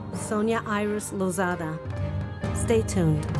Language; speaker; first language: English; early bilingual, other home language; Spanish